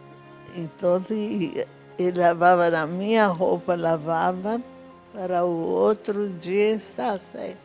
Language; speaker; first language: Portuguese; non-native, fluent; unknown